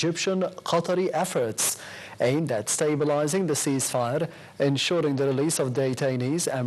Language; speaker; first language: English; non-native, local second language; Arabic